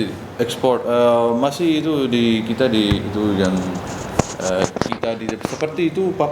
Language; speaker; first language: Indonesian; non-native, learner; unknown